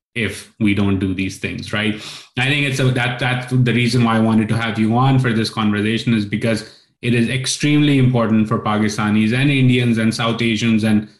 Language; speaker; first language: English; non-native, local second language; Urdu